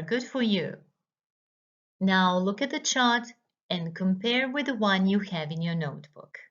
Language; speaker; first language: English; non-native, fluent; Croatian